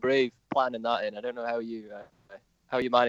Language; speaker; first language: English; native; English